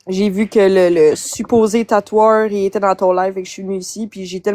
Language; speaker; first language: French; native; French